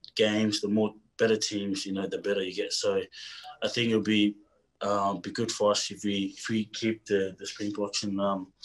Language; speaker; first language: English; non-native, fluent; Tongan